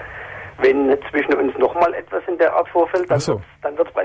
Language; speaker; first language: German; native; German